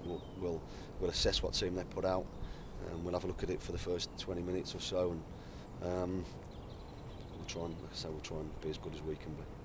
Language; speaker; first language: English; native; English